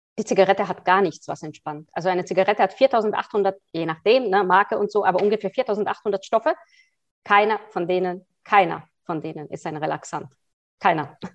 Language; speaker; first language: German; early bilingual, other home language; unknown